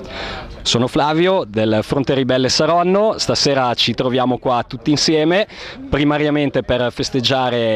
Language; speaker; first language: Italian; native; Italian